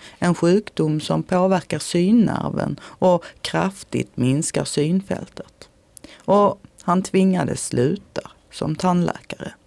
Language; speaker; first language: Swedish; native; Swedish